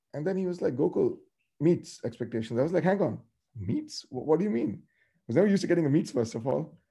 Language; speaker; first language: English; non-native, local second language; Tamil